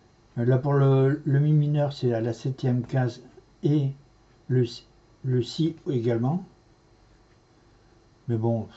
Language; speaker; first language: French; native; French